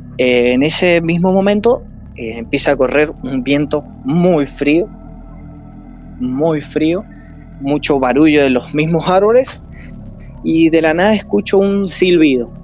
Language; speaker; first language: Spanish; native; Spanish